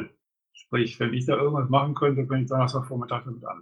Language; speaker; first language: German; native; German